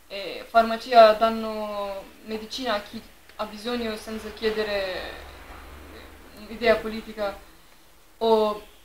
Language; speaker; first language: Italian; non-native, fluent; Turkish